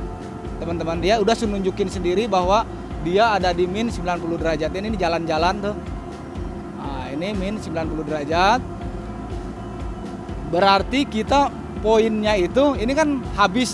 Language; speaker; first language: Indonesian; native; Indonesian